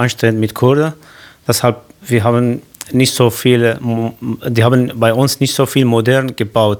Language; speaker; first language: German; non-native, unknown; Kurdish